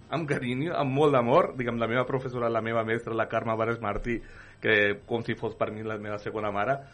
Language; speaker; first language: Catalan; non-native, fluent; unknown